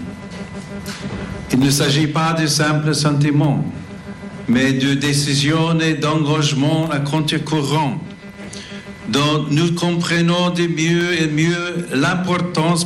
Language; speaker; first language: French; non-native, fluent; English